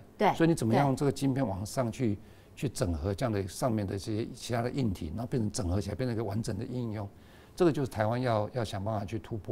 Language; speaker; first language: Chinese; native; Chinese